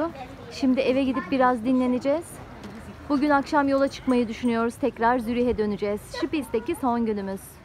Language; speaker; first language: Turkish; native; Turkish